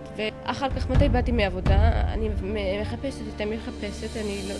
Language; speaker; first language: Hebrew; non-native, fluent; Russian